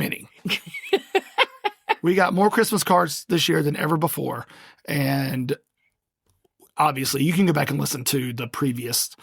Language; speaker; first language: English; native; English